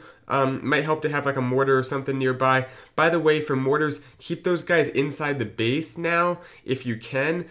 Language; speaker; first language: English; native; English